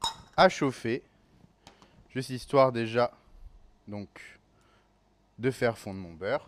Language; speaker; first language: French; native; French